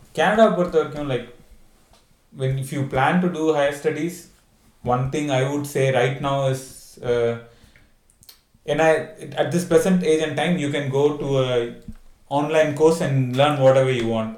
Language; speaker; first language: English; non-native, local second language; Tamil